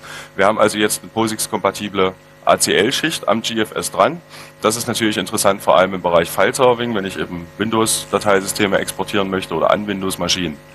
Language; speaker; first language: German; native; German